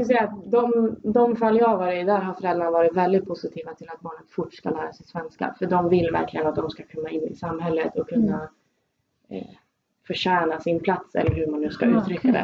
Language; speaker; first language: Swedish; native; Swedish